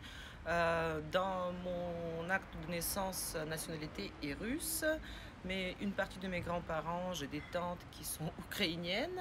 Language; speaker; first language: French; non-native, fluent; Russian